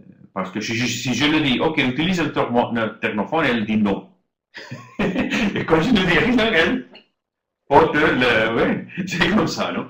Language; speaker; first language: French; non-native, learner; Spanish